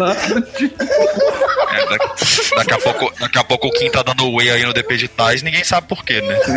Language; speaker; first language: Portuguese; native; Portuguese